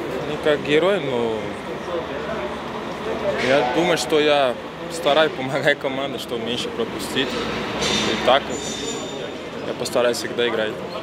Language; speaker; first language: Russian; non-native, learner; Portuguese